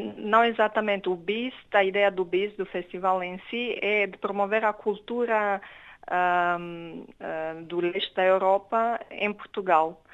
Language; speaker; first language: Portuguese; non-native, fluent; Romanian